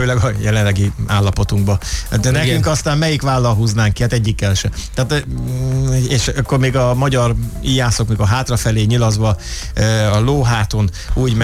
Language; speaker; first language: Hungarian; native; Hungarian